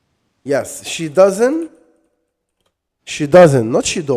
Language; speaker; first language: English; non-native, fluent; Arabic